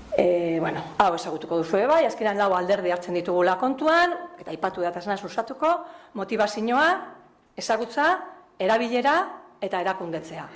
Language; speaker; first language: Basque; native; Basque